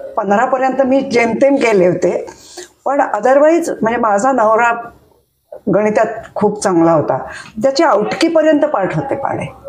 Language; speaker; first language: Marathi; native; Marathi